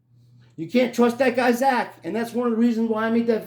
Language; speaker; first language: English; native; English